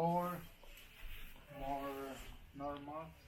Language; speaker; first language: English; non-native, learner; Spanish